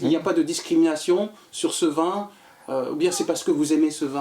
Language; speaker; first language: French; native; French